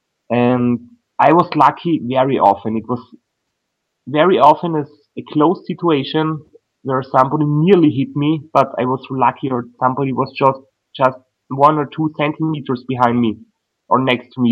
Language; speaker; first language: English; non-native, fluent; German